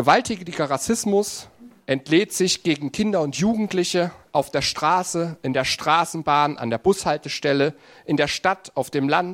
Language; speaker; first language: German; native; German